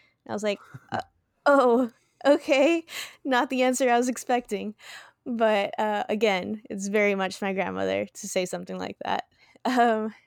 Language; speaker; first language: English; early bilingual, other home language; Spanish